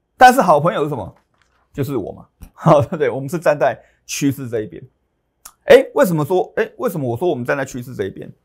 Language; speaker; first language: Chinese; native; Chinese